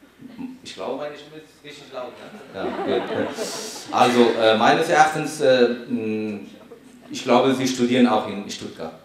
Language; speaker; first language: German; non-native, fluent; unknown